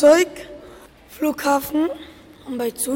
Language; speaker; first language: German; early bilingual, other home language; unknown